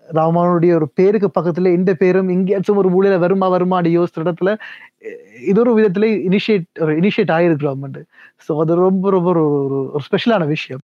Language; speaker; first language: Tamil; early bilingual, heritage; Tamil